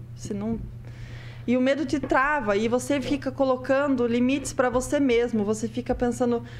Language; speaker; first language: Portuguese; native; Portuguese